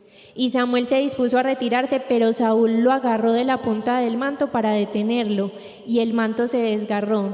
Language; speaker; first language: Spanish; native; Spanish